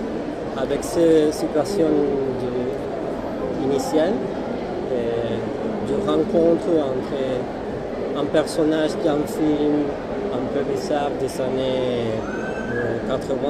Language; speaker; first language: French; non-native, fluent; Spanish